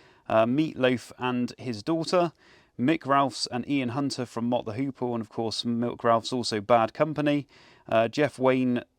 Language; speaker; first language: English; native; English